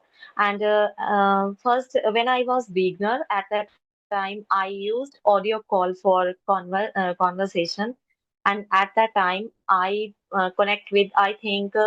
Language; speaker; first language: English; non-native, local second language; Hindi